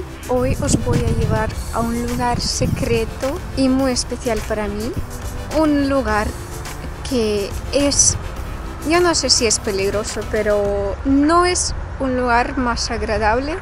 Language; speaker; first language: Spanish; non-native, fluent; Russian